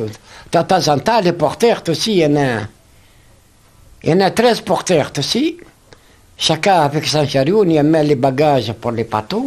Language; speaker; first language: French; non-native, learner; Arabic